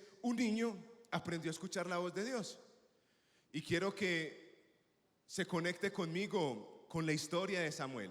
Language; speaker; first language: Spanish; native; Spanish